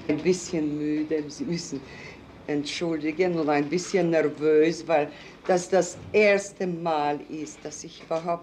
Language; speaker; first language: German; non-native, fluent; Polish